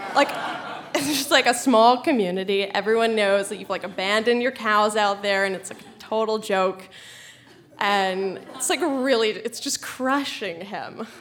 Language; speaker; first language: English; native; English